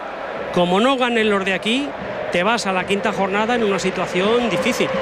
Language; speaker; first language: Spanish; native; Spanish